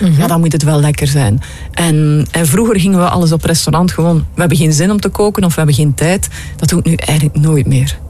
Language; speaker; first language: Dutch; native; Dutch